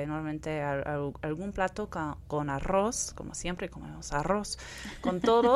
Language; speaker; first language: Spanish; non-native, fluent; English